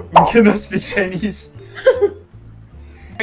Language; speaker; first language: English; non-native, fluent; Russian